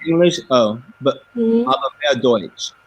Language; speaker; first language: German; non-native, learner; English